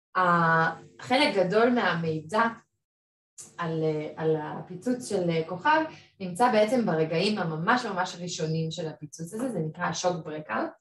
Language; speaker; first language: Hebrew; non-native, fluent; French